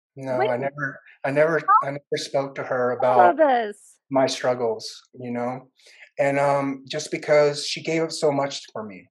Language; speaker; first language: English; early bilingual, other home language; Vietnamese